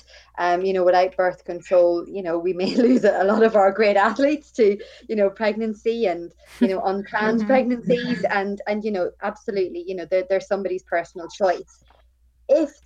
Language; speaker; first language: English; native; English